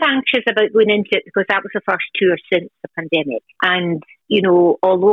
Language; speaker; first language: English; native; English